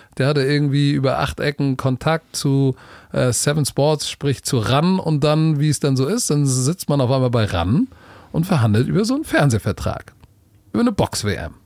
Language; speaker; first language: German; native; German